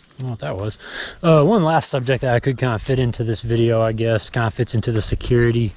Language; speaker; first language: English; native; English